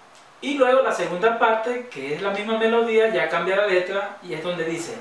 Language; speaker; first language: Spanish; native; Spanish